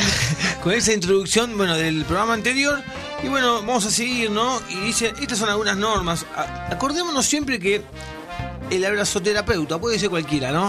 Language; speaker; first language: Spanish; native; Spanish